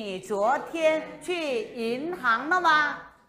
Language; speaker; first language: Chinese; non-native, fluent; Korean